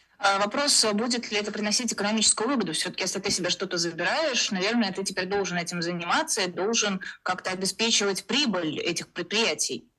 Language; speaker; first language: Russian; native; Russian